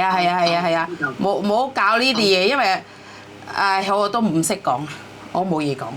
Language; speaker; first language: Cantonese; non-native, fluent; Javanese